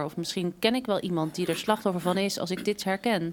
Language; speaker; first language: Dutch; native; Dutch